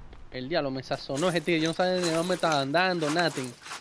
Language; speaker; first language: Spanish; early bilingual, heritage; Spanish